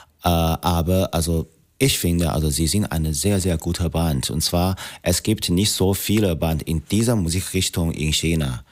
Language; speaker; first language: German; non-native, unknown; Chinese